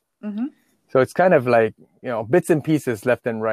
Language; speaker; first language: English; non-native, fluent; Chinese